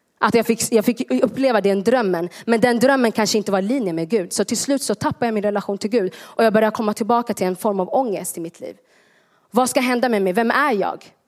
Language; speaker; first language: Swedish; early bilingual, other home language; Tigrinya